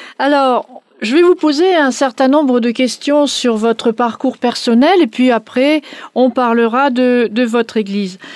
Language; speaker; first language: French; native; French